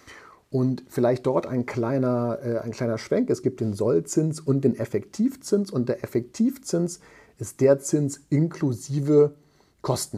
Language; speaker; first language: German; native; German